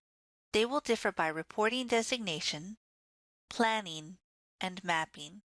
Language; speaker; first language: English; native; English